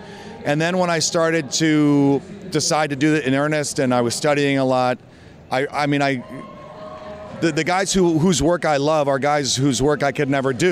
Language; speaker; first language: English; native; English